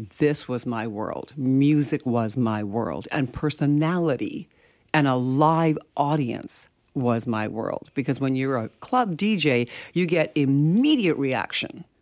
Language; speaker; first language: English; early bilingual, other home language; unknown